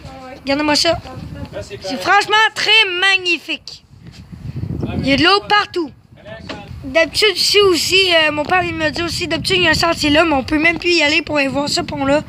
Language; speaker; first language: French; native; French